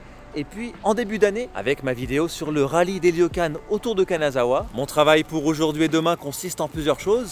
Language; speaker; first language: French; native; French